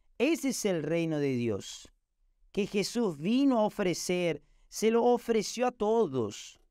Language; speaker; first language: Spanish; non-native, fluent; Portuguese